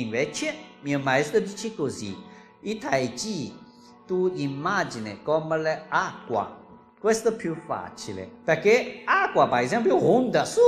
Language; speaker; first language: Italian; non-native, learner; Chinese